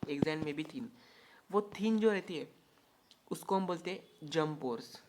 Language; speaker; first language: Hindi; non-native, local second language; Marathi